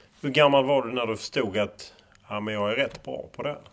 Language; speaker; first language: Swedish; native; Swedish